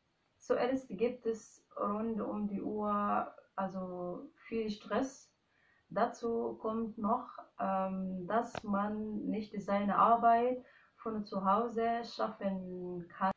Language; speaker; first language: German; non-native, fluent; Arabic